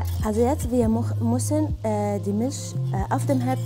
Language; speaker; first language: German; non-native, learner; Arabic